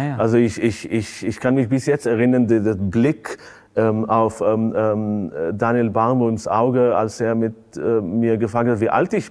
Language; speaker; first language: German; non-native, fluent; Hebrew